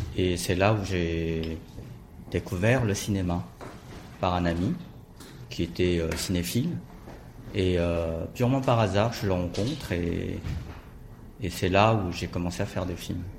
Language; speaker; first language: French; non-native, fluent; Korean